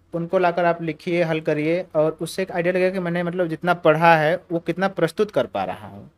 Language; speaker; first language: Hindi; native; Hindi